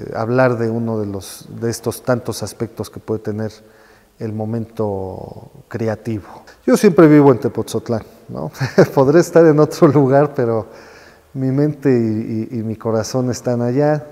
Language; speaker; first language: Spanish; native; Spanish